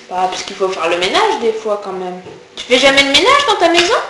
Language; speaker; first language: French; native; French